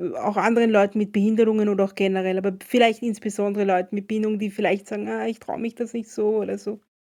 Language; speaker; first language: German; native; German